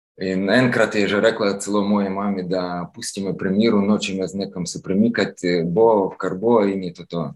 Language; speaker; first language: Slovenian; non-native, fluent; Ukrainian